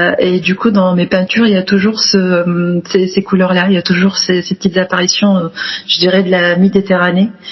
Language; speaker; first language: French; non-native, local second language; Arabic